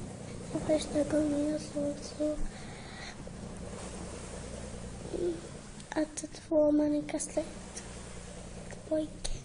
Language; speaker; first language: Swedish; early bilingual, other home language; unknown